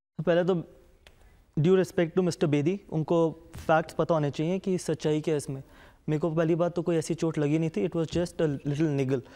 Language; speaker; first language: Hindi; native; Hindi